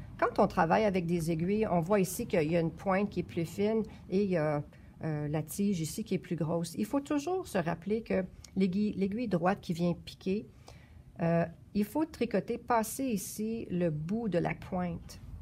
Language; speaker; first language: French; native; French